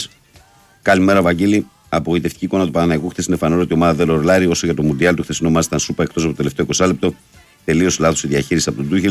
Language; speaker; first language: Greek; native; Greek